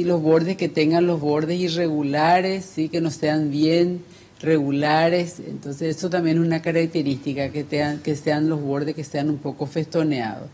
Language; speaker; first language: Spanish; native; Spanish